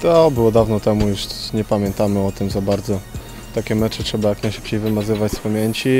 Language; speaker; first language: Polish; native; Polish